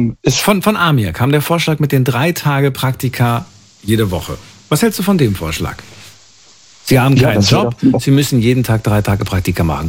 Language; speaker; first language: German; native; German